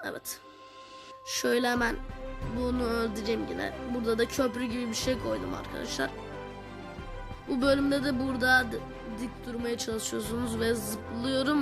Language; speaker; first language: Turkish; native; Turkish